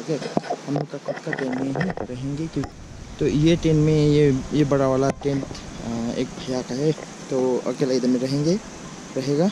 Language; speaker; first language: Hindi; non-native, local second language; Nepali